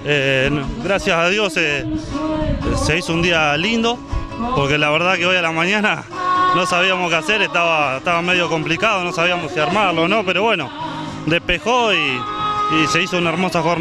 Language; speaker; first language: Spanish; native; Spanish